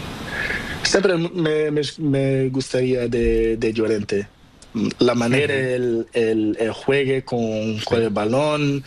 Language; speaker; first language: Spanish; non-native, learner; Portuguese